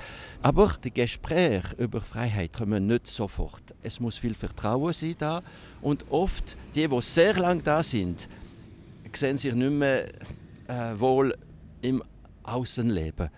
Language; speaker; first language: German; non-native, local second language; French